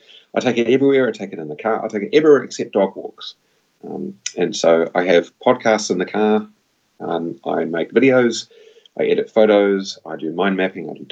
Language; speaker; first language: English; native; English